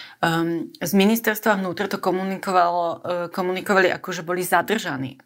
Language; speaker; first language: Slovak; native; Slovak